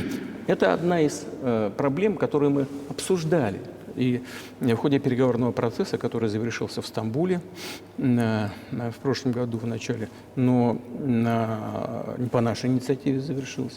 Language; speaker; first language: Russian; native; Russian